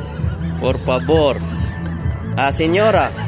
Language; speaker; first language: Spanish; non-native, learner; Cebuano